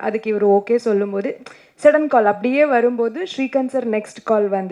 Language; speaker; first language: Tamil; non-native, learner; Kannada